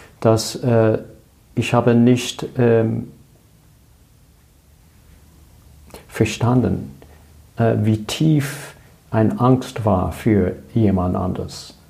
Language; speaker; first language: German; non-native, learner; English